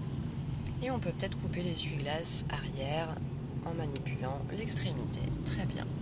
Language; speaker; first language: French; native; French